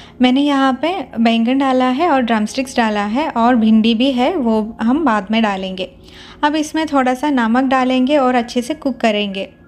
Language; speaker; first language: Hindi; non-native, local second language; Malayalam